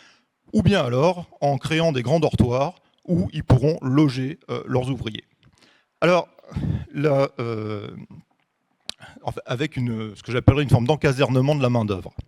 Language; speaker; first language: French; native; French